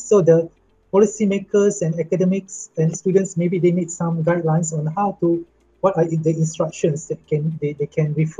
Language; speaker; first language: English; non-native, local second language; Malay